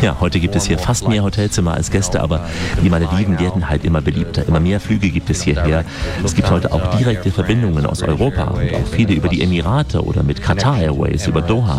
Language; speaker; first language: German; native; German